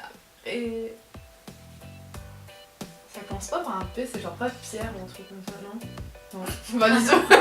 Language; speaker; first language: French; native; French